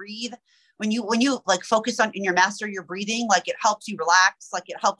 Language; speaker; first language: English; early bilingual, other home language; Persian